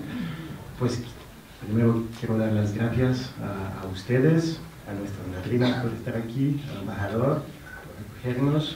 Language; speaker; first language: Spanish; non-native, fluent; French